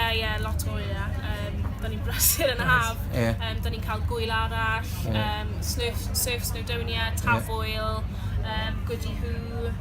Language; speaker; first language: Welsh; non-native, local second language; English